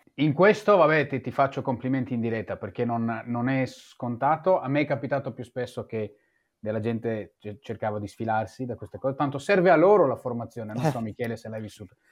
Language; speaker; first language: Italian; non-native, fluent; Hebrew